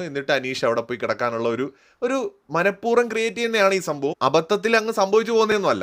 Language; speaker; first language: Malayalam; native; Malayalam